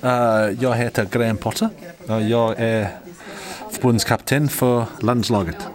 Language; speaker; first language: Swedish; non-native, learner; English